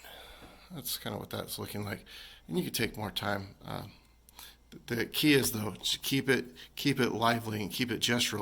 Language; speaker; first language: English; native; English